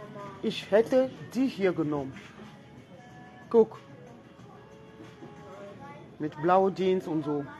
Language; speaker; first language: German; non-native, fluent; French